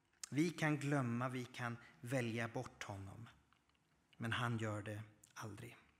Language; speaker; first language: Swedish; native; Swedish